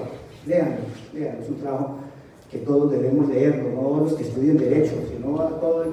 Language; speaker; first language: Spanish; native; Spanish